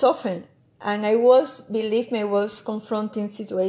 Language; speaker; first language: English; non-native, learner; Spanish